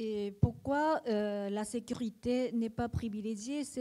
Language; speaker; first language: French; non-native, learner; Japanese